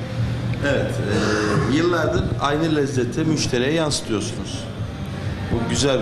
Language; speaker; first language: Turkish; native; Turkish